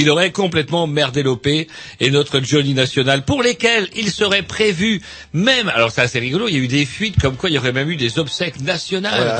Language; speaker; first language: French; native; French